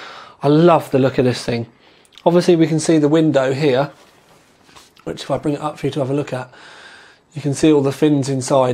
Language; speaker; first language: English; native; English